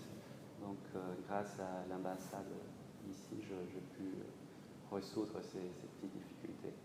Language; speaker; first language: French; non-native, fluent; Spanish